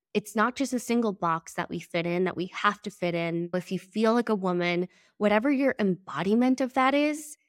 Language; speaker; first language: English; early bilingual, other home language; Spanish